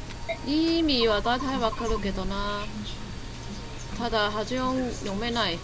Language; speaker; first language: Japanese; non-native, learner; Chinese